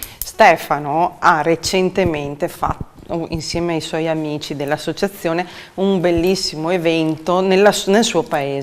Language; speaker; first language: Italian; native; Italian